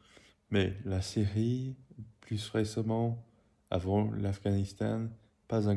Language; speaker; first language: French; non-native, learner; English